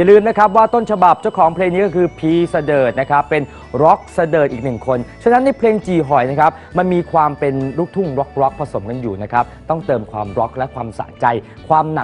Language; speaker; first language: Thai; native; Thai